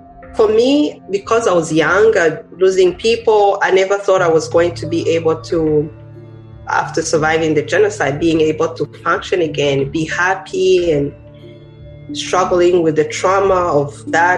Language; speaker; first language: English; non-native, local second language; Kinyarwanda